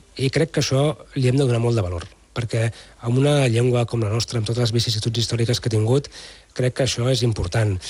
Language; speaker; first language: Catalan; native; Catalan